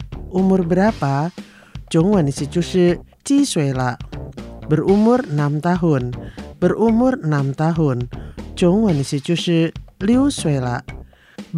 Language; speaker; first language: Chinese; non-native, learner; Indonesian